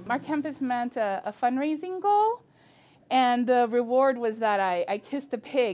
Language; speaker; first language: English; early bilingual, other home language; Spanish